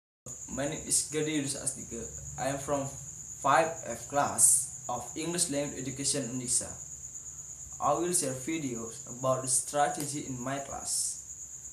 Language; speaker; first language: English; non-native, learner; Indonesian